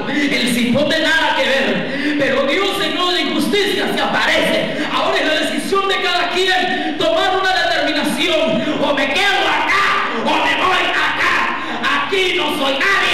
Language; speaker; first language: Spanish; native; Spanish